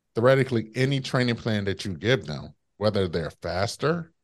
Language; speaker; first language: English; native; English